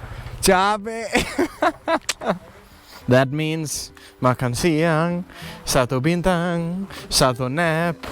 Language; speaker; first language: Indonesian; non-native, learner; English